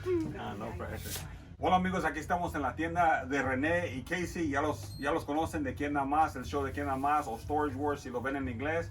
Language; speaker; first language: Spanish; early bilingual, heritage; Spanish